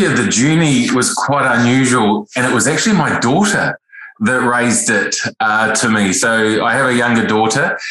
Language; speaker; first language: English; native; English